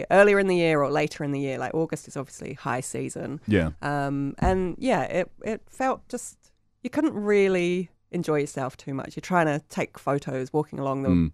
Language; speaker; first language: English; native; English